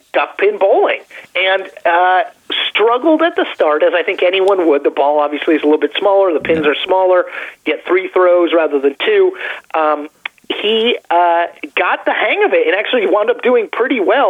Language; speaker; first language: English; native; English